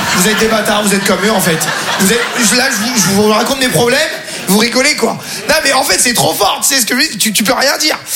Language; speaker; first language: French; native; French